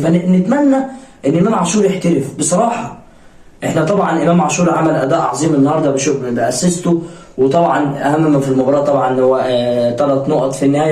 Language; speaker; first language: Arabic; native; Arabic